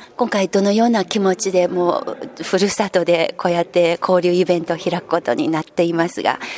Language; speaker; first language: Japanese; non-native, fluent; Chinese